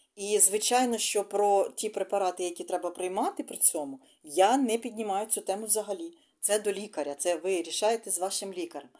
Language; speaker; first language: Ukrainian; non-native, local second language; Russian